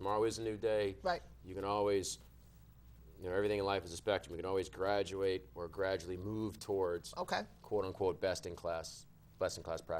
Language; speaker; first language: English; native; English